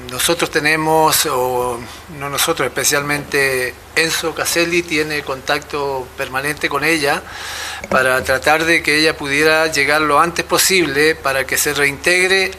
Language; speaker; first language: Spanish; native; Spanish